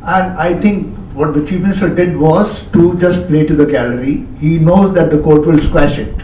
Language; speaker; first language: English; non-native, local second language; Hindi